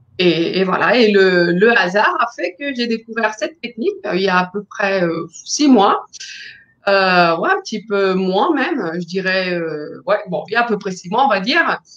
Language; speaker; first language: French; non-native, fluent; Spanish